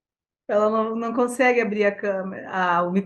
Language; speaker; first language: Portuguese; native; Portuguese